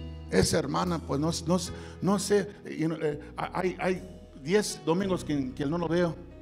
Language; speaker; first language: Spanish; early bilingual, heritage; Spanish